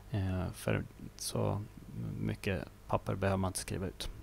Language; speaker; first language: Swedish; native; Swedish